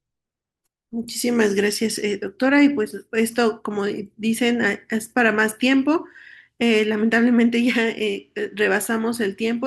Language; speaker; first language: Spanish; native; Spanish